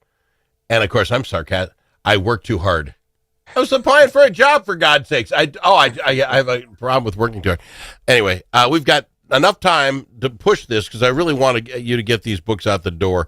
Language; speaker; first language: English; native; English